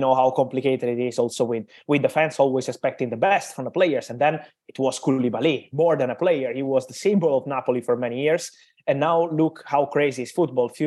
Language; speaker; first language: English; non-native, fluent; Italian